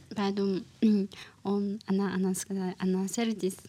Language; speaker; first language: Russian; non-native, learner; Chinese